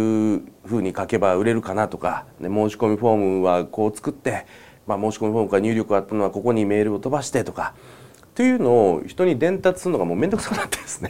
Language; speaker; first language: Japanese; native; Japanese